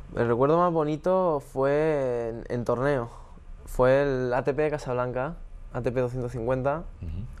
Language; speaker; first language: Spanish; native; Spanish